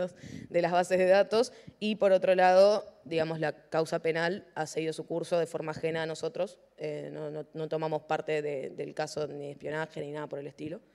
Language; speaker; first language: Spanish; native; Spanish